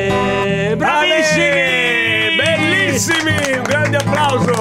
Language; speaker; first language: Italian; native; Italian